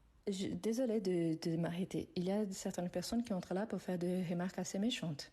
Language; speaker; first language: French; non-native, fluent; Arabic